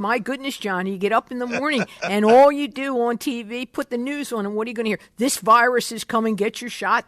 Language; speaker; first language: English; native; English